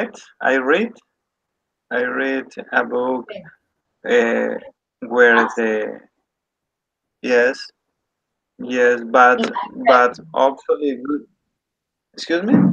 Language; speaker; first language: English; non-native, learner; Spanish